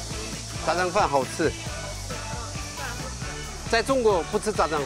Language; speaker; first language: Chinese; early bilingual, heritage; Korean